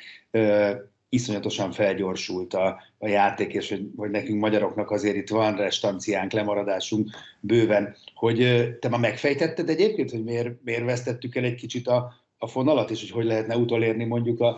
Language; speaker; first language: Hungarian; native; Hungarian